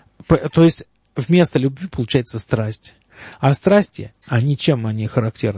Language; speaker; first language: Russian; native; Russian